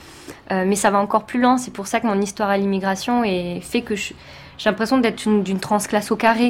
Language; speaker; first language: French; early bilingual, other home language; Tamil